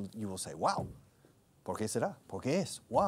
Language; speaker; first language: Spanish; non-native, fluent; English